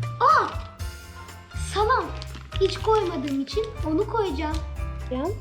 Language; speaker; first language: Turkish; early bilingual, heritage; Turkish